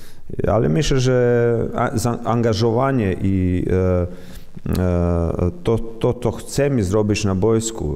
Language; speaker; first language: Polish; non-native, learner; Croatian